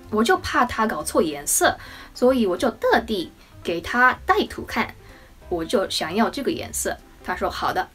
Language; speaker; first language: Chinese; non-native, fluent; Japanese